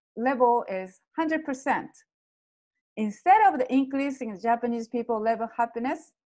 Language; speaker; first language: English; non-native, fluent; Japanese